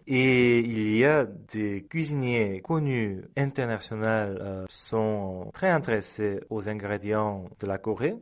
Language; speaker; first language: French; early bilingual, other home language; Korean